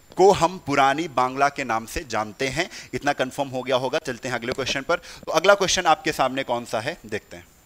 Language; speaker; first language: Hindi; native; Hindi